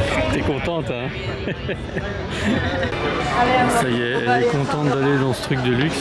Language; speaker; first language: French; native; French